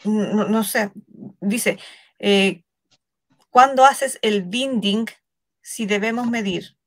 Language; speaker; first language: Spanish; native; Spanish